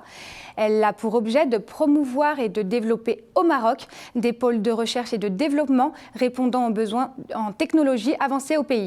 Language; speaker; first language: French; native; French